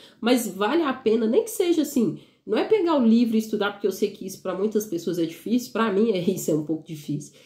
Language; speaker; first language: Portuguese; native; Portuguese